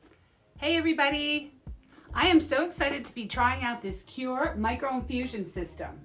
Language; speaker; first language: English; native; English